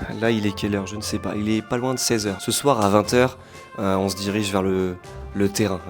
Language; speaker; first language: French; native; French